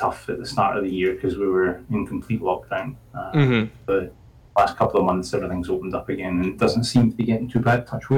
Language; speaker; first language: English; native; English